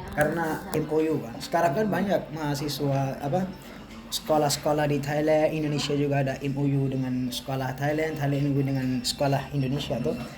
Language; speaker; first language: Indonesian; non-native, fluent; Thai